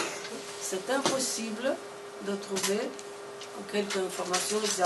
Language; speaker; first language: French; non-native, fluent; Russian